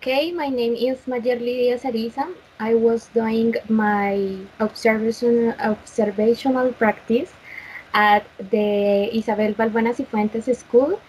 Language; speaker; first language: English; non-native, learner; Spanish